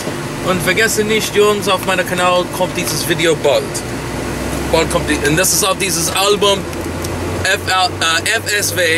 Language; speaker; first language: German; non-native, learner; English